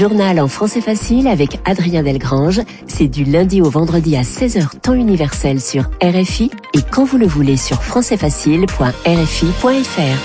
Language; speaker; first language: French; native; French